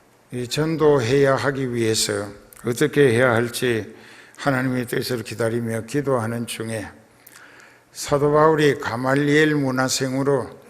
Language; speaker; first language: Korean; native; Korean